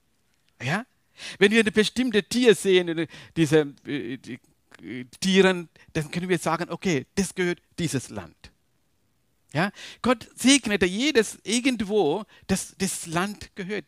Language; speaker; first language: German; non-native, learner; Tamil